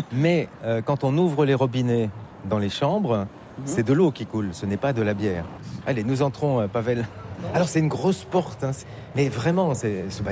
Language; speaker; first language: French; native; French